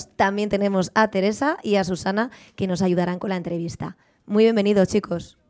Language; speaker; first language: Spanish; native; Spanish